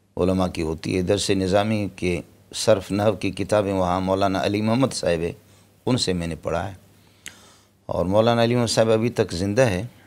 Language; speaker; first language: Urdu; non-native, local second language; Brahui